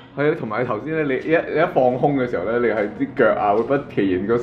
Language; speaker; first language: Chinese; native; Chinese